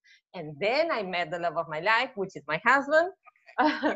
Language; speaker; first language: English; non-native, fluent; Spanish